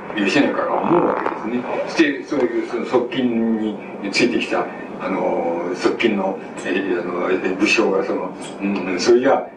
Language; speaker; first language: Japanese; native; Japanese